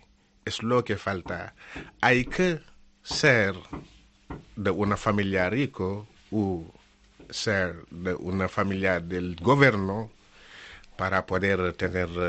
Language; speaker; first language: Spanish; non-native, learner; Wolof